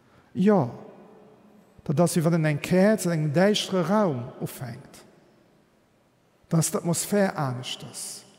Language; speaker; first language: German; non-native, local second language; Luxembourgish